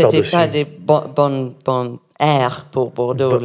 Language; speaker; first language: French; non-native, learner; English